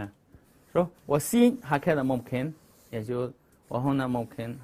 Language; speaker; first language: Arabic; non-native, learner; Chinese